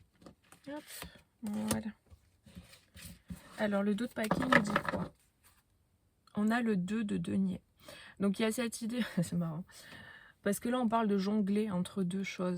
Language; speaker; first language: French; native; French